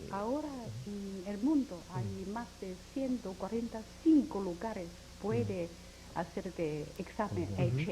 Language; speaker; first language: Spanish; non-native, learner; Chinese